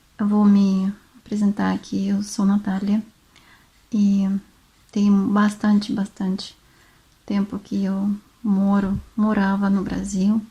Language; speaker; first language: Portuguese; non-native, fluent; Russian